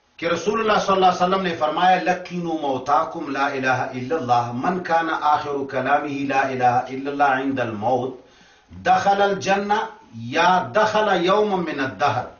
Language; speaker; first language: Urdu; non-native, local second language; Pashto